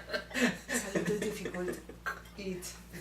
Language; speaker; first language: English; non-native, learner; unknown